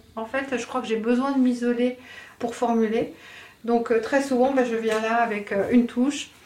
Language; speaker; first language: French; native; French